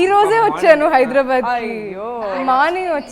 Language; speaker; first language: Telugu; non-native, local second language; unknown